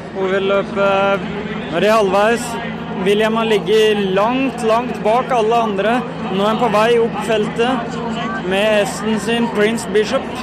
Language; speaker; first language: Norwegian; native; Norwegian